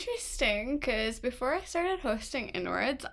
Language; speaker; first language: English; non-native, local second language; Urdu